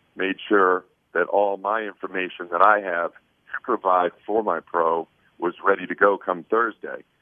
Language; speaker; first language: English; native; English